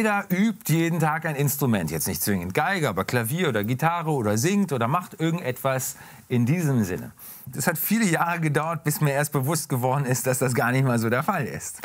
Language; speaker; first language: German; native; German